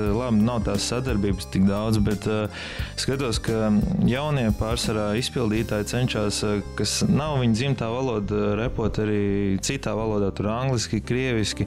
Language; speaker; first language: Latvian; native; Latvian